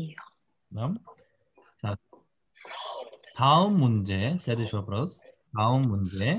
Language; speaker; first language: Korean; non-native, fluent; Russian